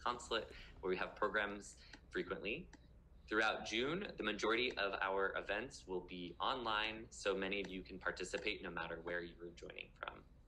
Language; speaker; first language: English; native; English